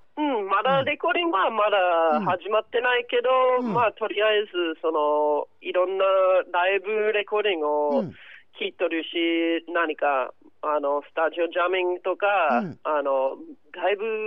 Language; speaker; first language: Japanese; non-native, fluent; English